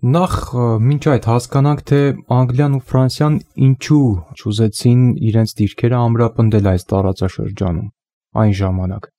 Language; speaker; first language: Armenian; native; Armenian